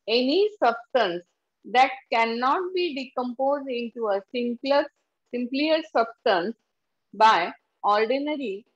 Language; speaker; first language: English; non-native, local second language; Marathi